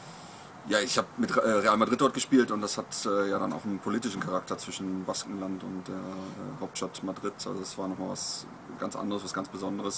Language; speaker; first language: German; native; German